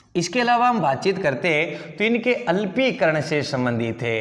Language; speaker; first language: Hindi; native; Hindi